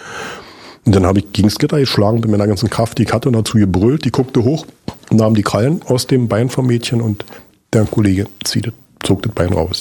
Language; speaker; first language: German; native; German